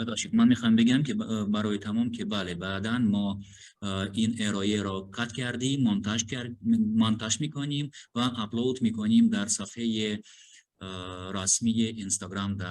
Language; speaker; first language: Persian; non-native, learner; Russian